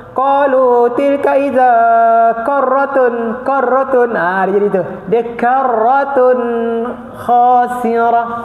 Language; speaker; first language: Malay; native; Malay